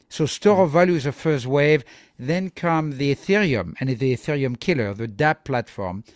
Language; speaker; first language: English; non-native, fluent; French